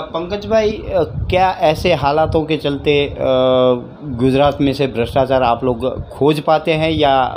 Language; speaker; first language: Hindi; native; Hindi